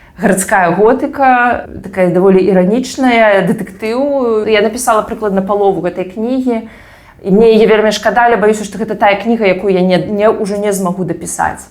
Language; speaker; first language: Belarusian; native; Belarusian